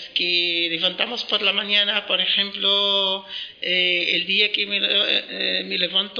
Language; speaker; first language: Spanish; non-native, learner; Arabic